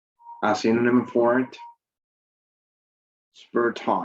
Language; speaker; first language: English; non-native, fluent; Spanish